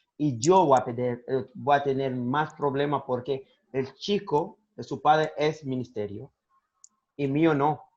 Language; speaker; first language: Spanish; non-native, learner; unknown